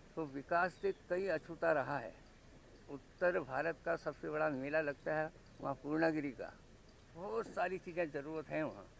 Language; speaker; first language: Hindi; native; Hindi